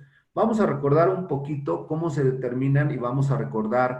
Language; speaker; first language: Spanish; native; Spanish